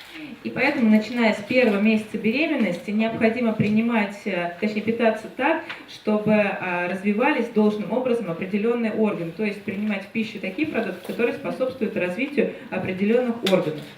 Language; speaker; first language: Russian; native; Russian